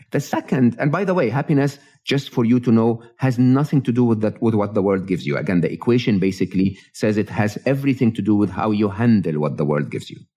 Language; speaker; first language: English; non-native, fluent; Arabic